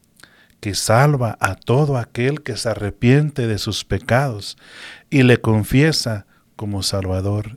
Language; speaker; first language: Spanish; native; Spanish